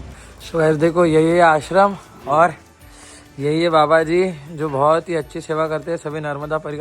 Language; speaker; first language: Hindi; non-native, local second language; Marathi